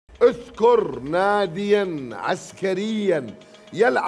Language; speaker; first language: Arabic; native; Arabic